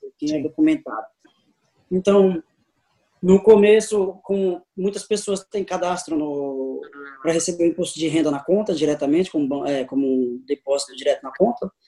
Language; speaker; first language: Portuguese; native; Portuguese